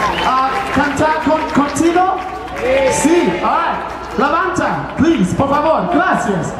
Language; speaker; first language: Spanish; non-native, learner; English